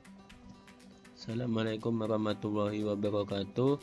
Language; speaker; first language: Indonesian; native; Indonesian